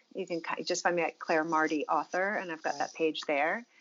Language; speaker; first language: English; native; English